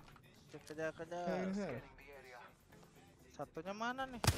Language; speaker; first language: Indonesian; native; Indonesian